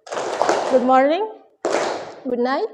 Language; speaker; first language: English; non-native, learner; Indonesian